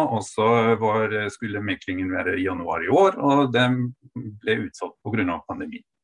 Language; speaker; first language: Norwegian; non-native, fluent; German